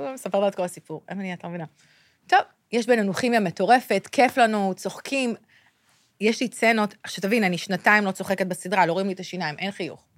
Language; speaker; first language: Hebrew; native; Hebrew